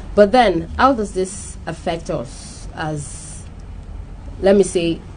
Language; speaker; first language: English; non-native, local second language; Yoruba